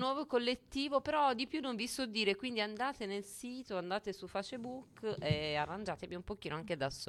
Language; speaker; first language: Italian; native; Italian